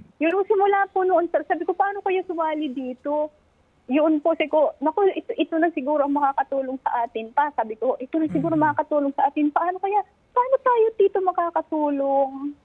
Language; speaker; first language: Filipino; non-native, local second language; Bikol